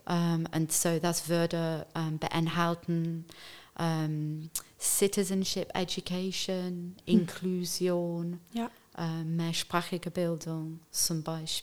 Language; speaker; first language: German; non-native, fluent; English